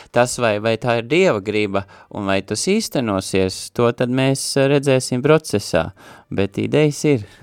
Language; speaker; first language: Latvian; native; Latvian